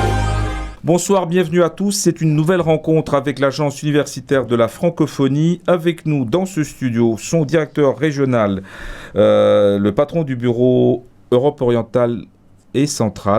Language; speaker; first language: French; native; French